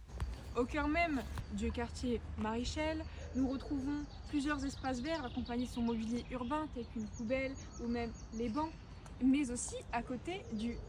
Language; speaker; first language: French; native; French